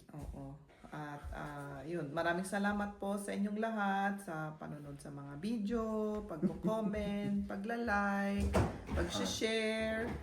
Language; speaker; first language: Filipino; early bilingual, heritage; Filipino